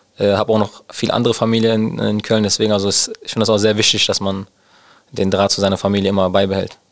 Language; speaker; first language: German; early bilingual, other home language; Turkish